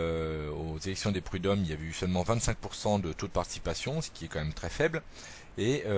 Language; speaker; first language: French; native; French